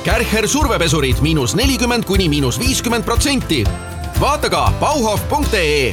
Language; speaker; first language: Estonian; native; Estonian